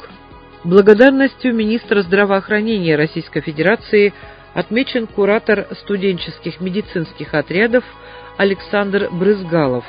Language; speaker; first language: Russian; native; Russian